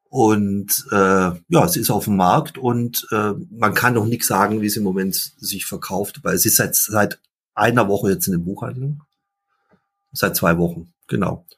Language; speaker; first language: German; early bilingual, other home language; Dutch